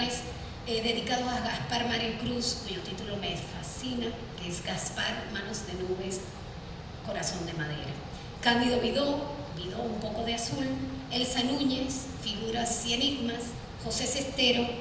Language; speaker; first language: Spanish; native; Spanish